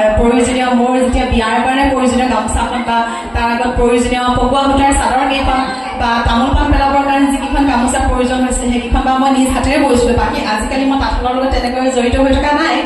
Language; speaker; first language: Assamese; native; Assamese